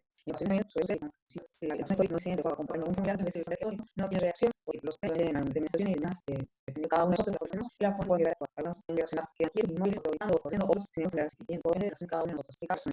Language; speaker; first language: Spanish; native; Spanish